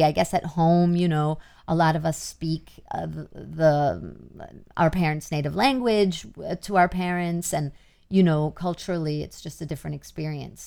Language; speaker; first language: English; native; English